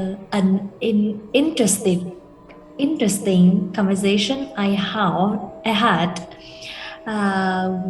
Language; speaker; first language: English; non-native, learner; Vietnamese